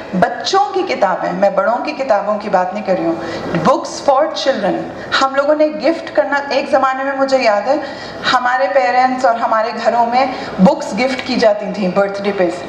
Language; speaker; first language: Hindi; native; Hindi